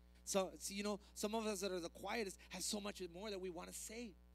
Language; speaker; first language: English; early bilingual, other home language; Spanish